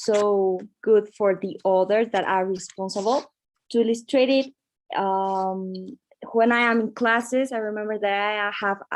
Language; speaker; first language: English; non-native, learner; Spanish